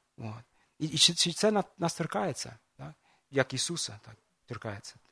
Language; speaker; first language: Ukrainian; non-native, fluent; English